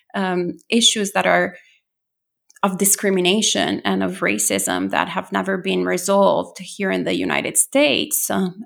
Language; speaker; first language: English; non-native, fluent; Italian